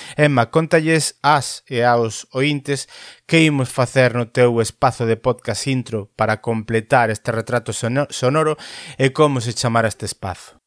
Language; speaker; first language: Galician; native; Galician